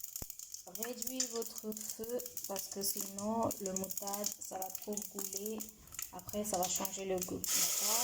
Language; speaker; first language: French; non-native, learner; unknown